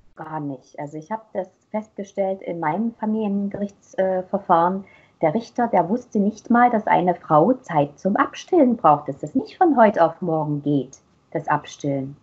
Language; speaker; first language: German; native; German